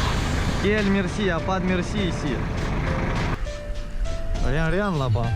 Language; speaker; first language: French; non-native, fluent; Russian